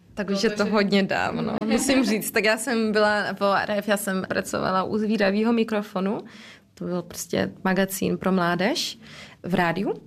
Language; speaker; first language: Czech; early bilingual, heritage; Czech